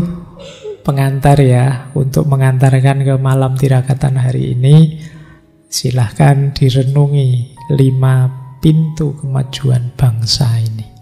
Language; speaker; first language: Indonesian; non-native, local second language; Javanese